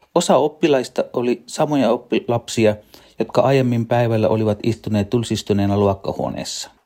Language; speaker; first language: Finnish; non-native, fluent; Sinhala